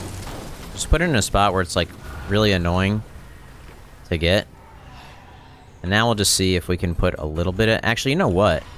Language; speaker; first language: English; native; English